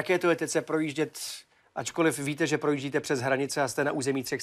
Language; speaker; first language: Czech; native; Czech